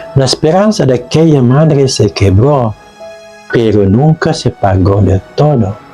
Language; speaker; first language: Spanish; non-native, fluent; Indonesian